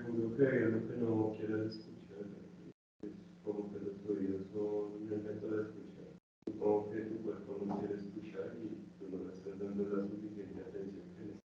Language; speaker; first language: Spanish; non-native, learner; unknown